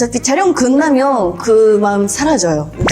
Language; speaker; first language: Korean; non-native, learner; Japanese